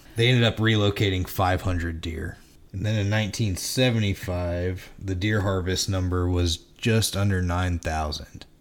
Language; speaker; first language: English; native; English